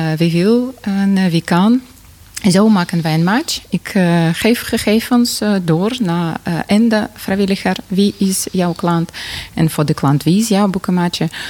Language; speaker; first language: Dutch; non-native, fluent; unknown